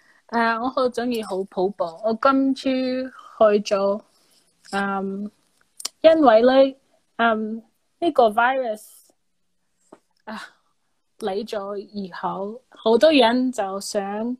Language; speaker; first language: Chinese; non-native, fluent; English